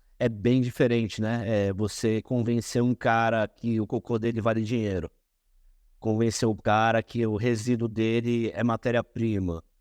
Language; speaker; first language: Portuguese; native; Portuguese